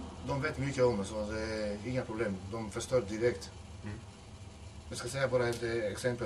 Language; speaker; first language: Swedish; non-native, fluent; Macedonian